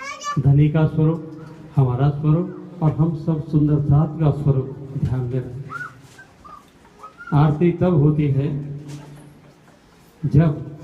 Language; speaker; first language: Hindi; non-native, local second language; Gujarati